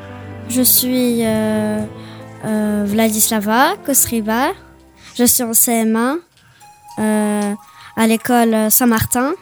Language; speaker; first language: French; early bilingual, other home language; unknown